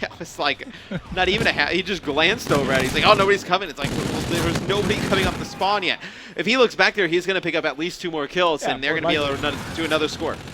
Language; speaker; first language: English; native; English